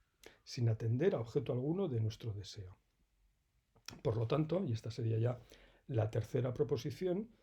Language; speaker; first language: Spanish; native; Spanish